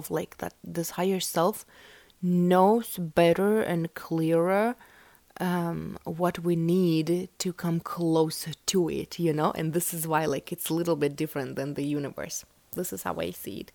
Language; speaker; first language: English; non-native, fluent; Russian